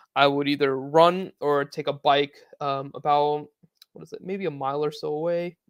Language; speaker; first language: English; native; English